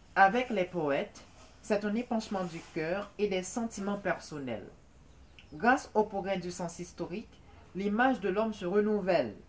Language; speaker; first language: French; non-native, local second language; Haitian Creole